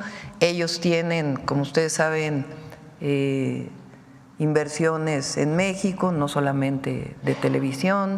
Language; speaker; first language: Spanish; native; Spanish